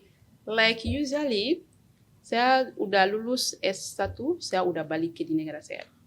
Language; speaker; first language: Indonesian; non-native, learner; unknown